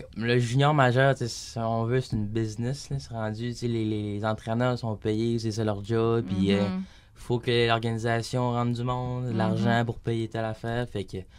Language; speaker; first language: French; native; French